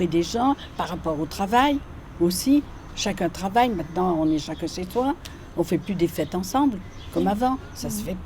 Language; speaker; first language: French; native; French